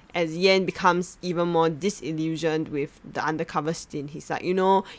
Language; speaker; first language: English; native; English